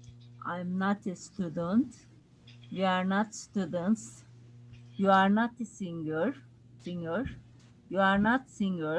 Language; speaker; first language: English; non-native, learner; Turkish